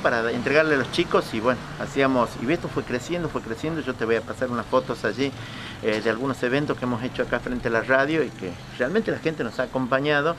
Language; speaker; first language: Spanish; native; Spanish